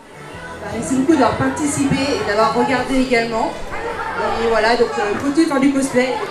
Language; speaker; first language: French; native; French